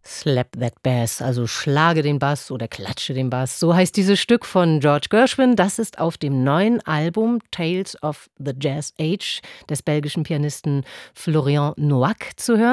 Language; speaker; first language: German; native; German